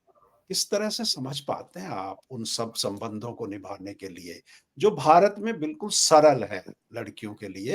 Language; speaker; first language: Hindi; native; Hindi